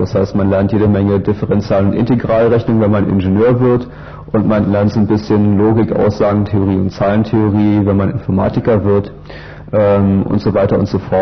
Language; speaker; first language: German; native; German